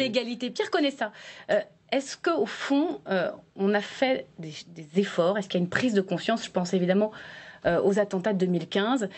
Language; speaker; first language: French; native; French